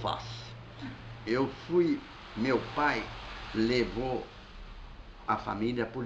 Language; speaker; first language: Portuguese; non-native, fluent; Arabic